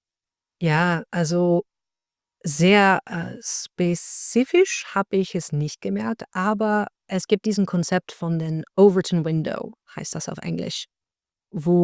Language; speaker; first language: German; non-native, learner; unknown